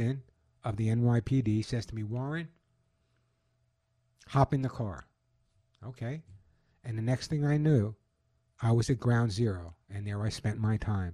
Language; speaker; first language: English; native; English